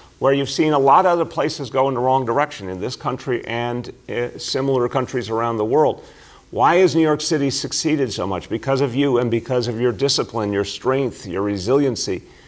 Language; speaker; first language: English; native; English